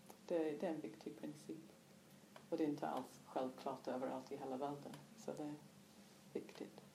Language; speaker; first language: Swedish; non-native, fluent; English